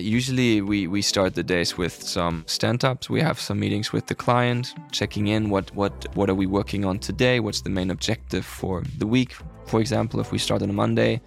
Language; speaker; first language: English; non-native, fluent; German